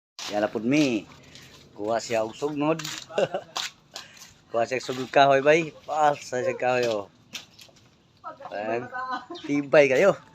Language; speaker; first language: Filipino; non-native, local second language; Cebuano